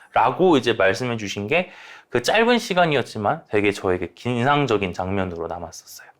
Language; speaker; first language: Korean; native; Korean